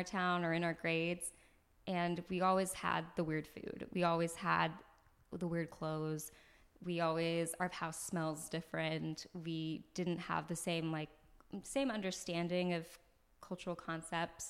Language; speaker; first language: English; early bilingual, other home language; French